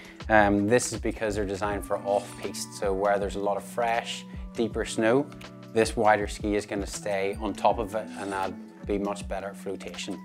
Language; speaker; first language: English; native; English